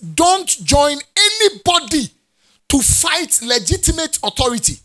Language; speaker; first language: English; non-native, local second language; Akan